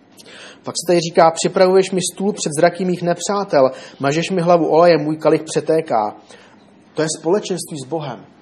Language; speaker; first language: Czech; native; Czech